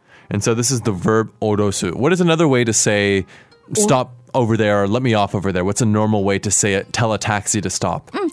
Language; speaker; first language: English; native; English